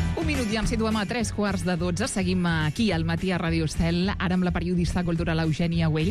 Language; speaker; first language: Catalan; native; Catalan